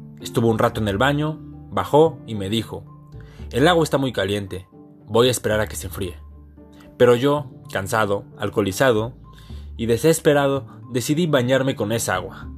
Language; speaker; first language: Spanish; native; Spanish